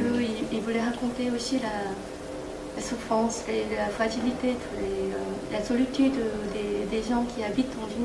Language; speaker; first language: French; non-native, fluent; Korean